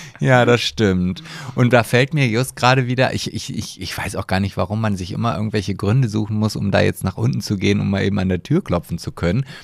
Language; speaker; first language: German; early bilingual, other home language; Polish